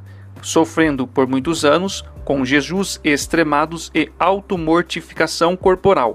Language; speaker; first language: Portuguese; native; Portuguese